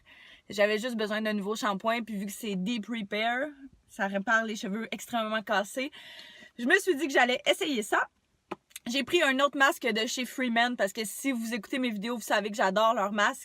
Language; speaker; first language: French; native; French